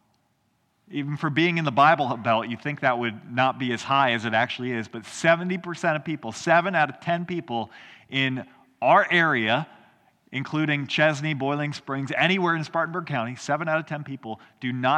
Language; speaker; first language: English; native; English